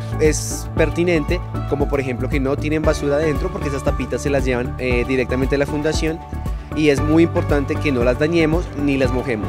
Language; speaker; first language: Spanish; native; Spanish